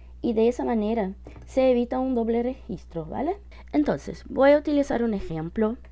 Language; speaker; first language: Spanish; non-native, fluent; Portuguese